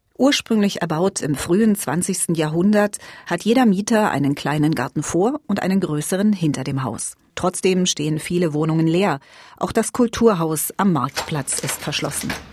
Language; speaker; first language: German; native; German